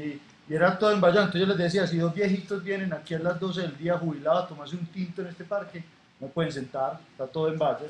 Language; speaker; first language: Spanish; native; Spanish